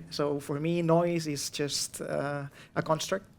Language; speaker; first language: English; non-native, fluent; Catalan